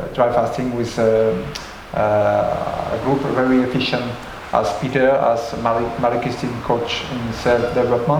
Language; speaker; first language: English; non-native, learner; French